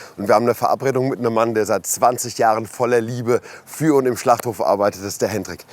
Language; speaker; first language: German; native; German